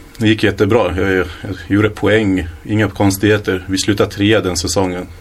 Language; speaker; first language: Swedish; early bilingual, other home language; Kurdish